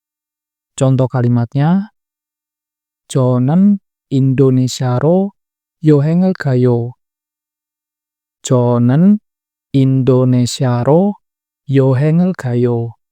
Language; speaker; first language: Korean; non-native, fluent; Indonesian